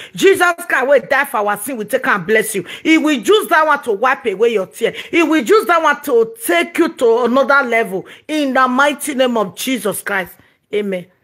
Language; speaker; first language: Nigerian Pidgin; non-native, local second language; Yoruba